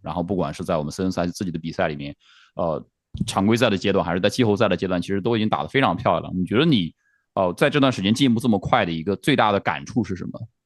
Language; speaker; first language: Chinese; native; Chinese